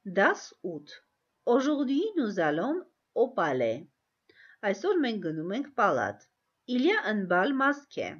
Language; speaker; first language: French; non-native, fluent; Armenian